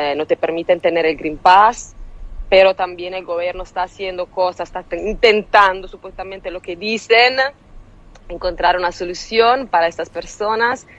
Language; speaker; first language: Spanish; non-native, fluent; Italian